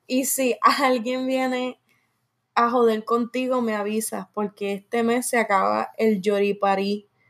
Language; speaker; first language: Spanish; native; Spanish